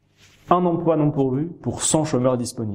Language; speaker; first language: French; native; French